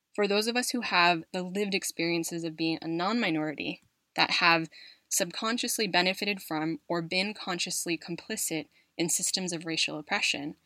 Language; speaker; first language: English; native; English